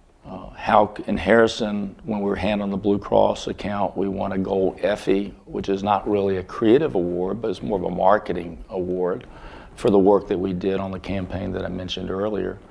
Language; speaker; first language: English; native; English